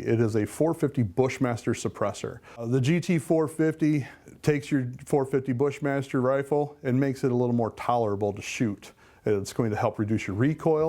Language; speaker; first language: English; native; English